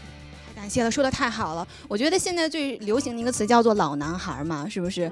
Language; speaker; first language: Chinese; native; Chinese